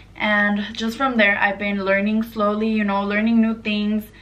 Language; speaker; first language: English; native; English